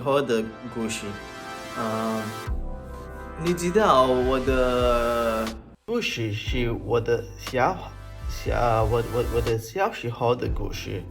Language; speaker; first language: Chinese; non-native, learner; English